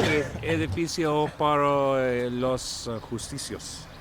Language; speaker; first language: Spanish; non-native, learner; English